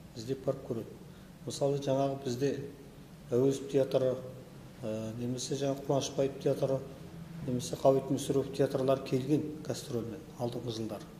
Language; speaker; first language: Kazakh; native; Kazakh